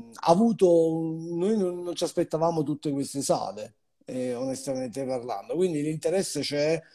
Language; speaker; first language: Italian; native; Italian